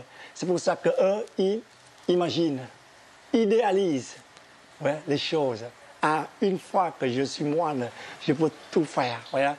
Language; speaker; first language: French; non-native, fluent; Vietnamese